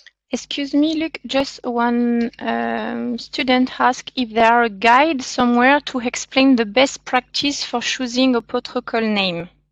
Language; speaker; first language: English; non-native, fluent; French